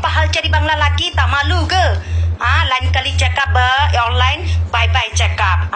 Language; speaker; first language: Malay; non-native, learner; Bangla